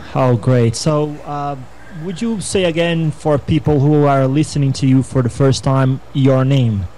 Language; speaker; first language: English; non-native, fluent; Portuguese